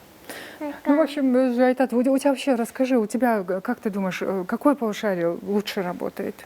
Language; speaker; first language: Russian; non-native, local second language; Kyrgyz